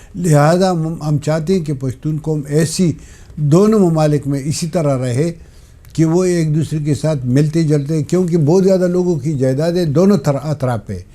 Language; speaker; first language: Urdu; non-native, local second language; Pashto